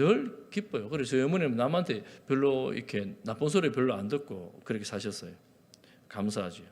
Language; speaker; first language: Korean; native; Korean